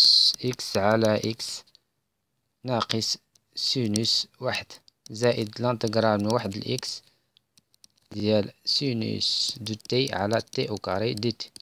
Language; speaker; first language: Arabic; native; Arabic